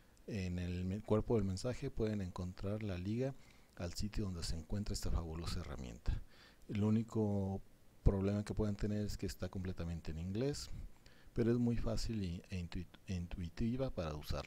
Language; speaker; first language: Spanish; native; Spanish